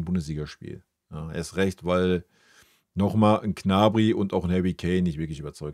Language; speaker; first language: German; native; German